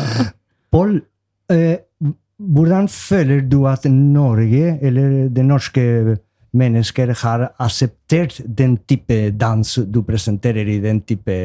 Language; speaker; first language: Norwegian; non-native, local second language; Spanish